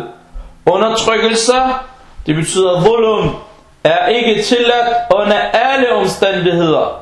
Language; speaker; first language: Danish; non-native, fluent; Arabic